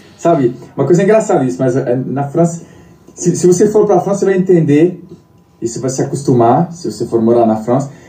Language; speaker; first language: Portuguese; non-native, fluent; French